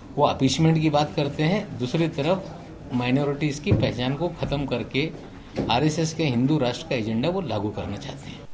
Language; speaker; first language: Hindi; native; Hindi